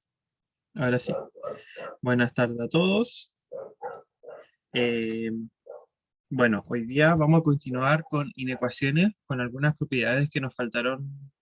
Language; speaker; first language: Spanish; native; Spanish